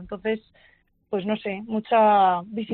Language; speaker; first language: Spanish; native; Spanish